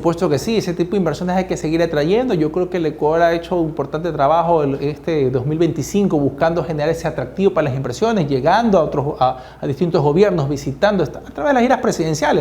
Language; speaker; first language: Spanish; native; Spanish